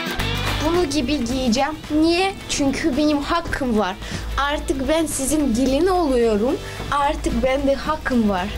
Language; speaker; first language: Turkish; non-native, learner; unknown